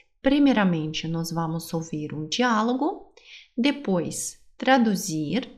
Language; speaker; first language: Portuguese; non-native, fluent; Russian